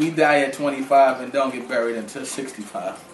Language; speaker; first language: English; native; English